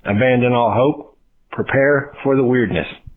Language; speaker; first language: English; native; English